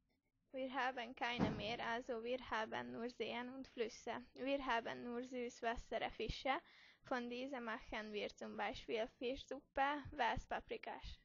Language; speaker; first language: German; non-native, learner; Hungarian